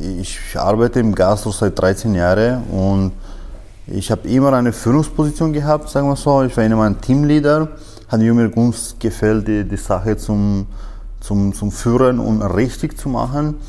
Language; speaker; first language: German; non-native, fluent; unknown